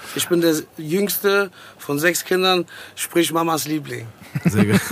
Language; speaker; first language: German; early bilingual, other home language; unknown